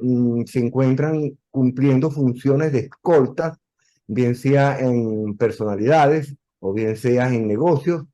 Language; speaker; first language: Spanish; native; Spanish